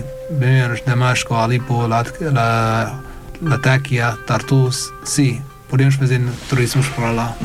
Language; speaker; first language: Portuguese; non-native, learner; Arabic